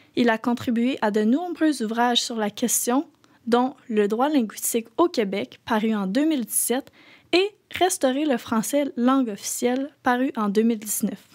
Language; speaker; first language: French; native; French